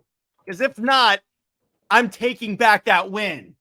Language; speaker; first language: English; native; English